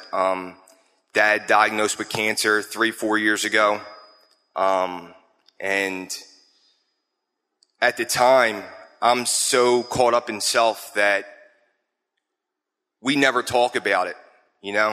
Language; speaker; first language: English; native; English